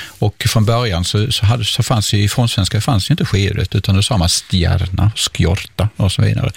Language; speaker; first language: Swedish; native; Swedish